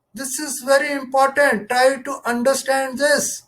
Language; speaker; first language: English; non-native, local second language; Punjabi